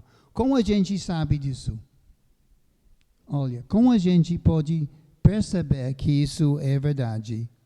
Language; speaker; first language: Portuguese; non-native, fluent; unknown